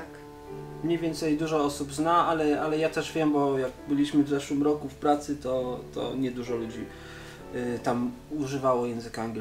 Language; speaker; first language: Polish; native; Polish